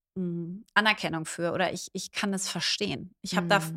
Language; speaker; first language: German; native; German